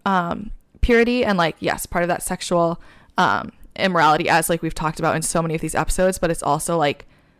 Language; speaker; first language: English; native; English